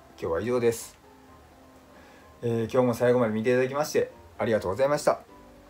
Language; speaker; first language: Japanese; native; Japanese